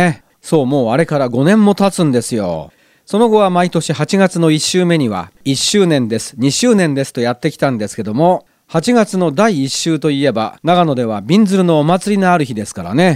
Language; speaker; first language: Japanese; native; Japanese